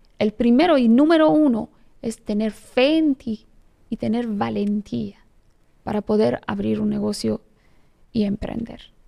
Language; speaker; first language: Spanish; non-native, fluent; Persian